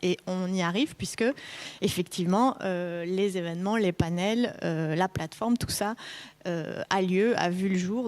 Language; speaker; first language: French; native; French